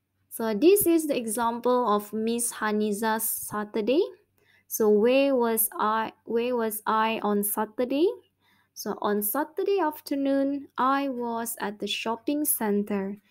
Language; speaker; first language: English; non-native, local second language; Malay